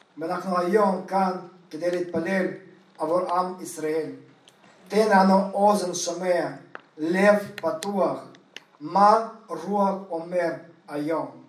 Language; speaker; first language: Hebrew; non-native, fluent; Russian